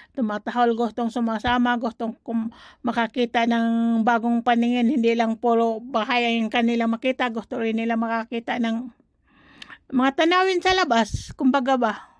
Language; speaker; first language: Filipino; non-native, local second language; Cebuano